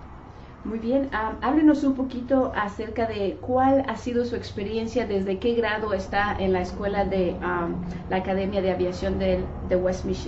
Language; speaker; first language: Spanish; native; Spanish